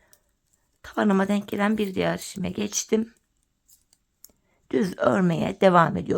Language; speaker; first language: Turkish; native; Turkish